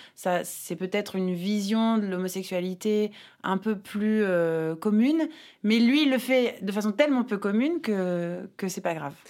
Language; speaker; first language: French; native; French